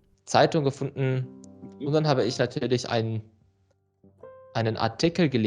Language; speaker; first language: German; non-native, learner; Indonesian